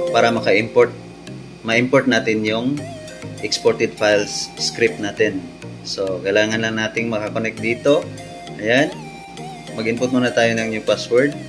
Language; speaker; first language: Filipino; non-native, local second language; Cebuano